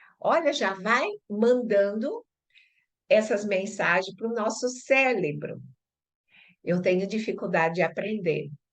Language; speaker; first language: Portuguese; early bilingual, other home language; Chinese